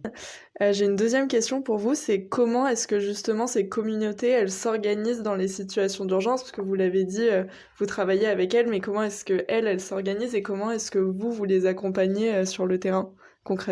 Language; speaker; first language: French; native; French